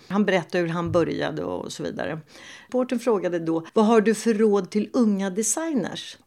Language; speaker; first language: Swedish; native; Swedish